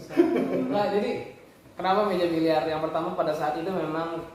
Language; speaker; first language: Indonesian; native; Indonesian